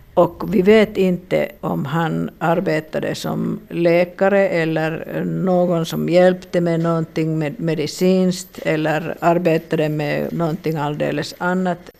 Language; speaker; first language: Swedish; non-native, local second language; Finnish